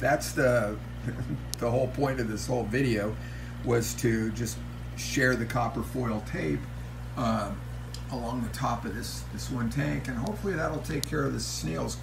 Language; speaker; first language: English; native; English